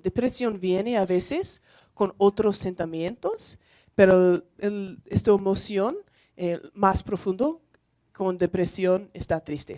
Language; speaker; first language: Spanish; non-native, learner; English